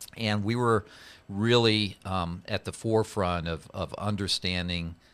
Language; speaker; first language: English; native; English